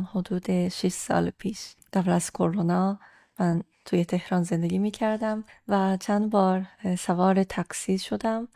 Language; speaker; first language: Persian; non-native, fluent; Japanese